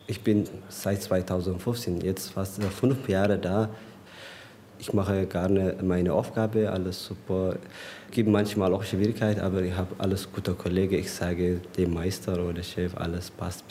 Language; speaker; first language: German; non-native, learner; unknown